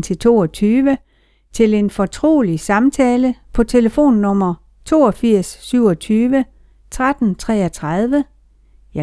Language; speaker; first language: Danish; native; Danish